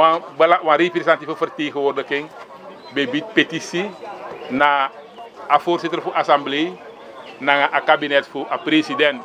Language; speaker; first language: Dutch; non-native, local second language; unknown